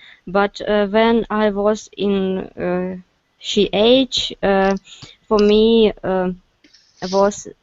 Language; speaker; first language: English; non-native, learner; Russian